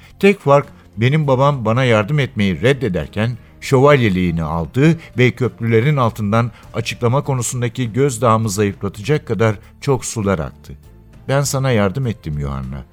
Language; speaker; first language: Turkish; native; Turkish